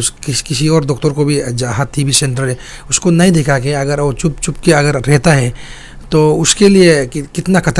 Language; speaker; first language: Hindi; non-native, local second language; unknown